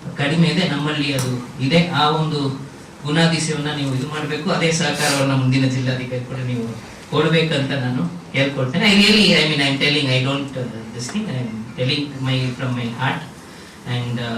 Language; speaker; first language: Kannada; non-native, local second language; Tamil